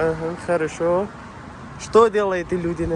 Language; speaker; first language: Russian; non-native, learner; Urdu